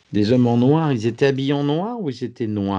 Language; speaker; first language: French; native; French